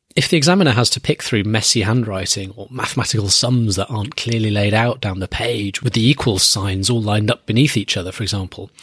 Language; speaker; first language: English; native; English